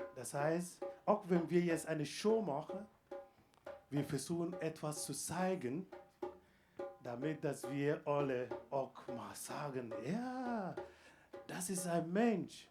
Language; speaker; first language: German; non-native, fluent; Igbo